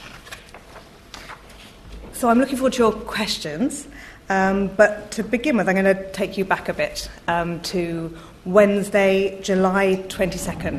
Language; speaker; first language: English; native; English